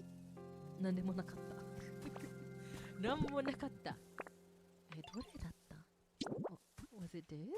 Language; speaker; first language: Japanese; native; Japanese